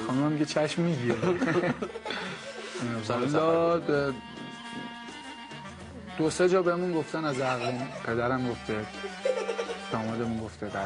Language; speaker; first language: Persian; native; Persian